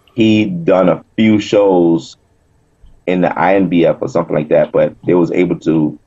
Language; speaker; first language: English; native; English